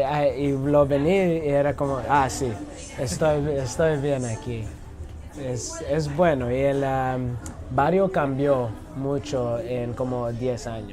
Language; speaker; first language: Spanish; non-native, learner; English